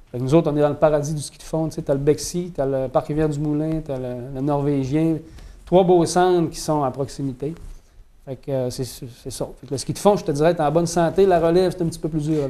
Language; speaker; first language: French; native; French